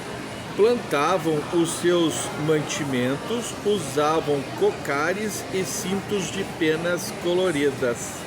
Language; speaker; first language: Portuguese; native; Portuguese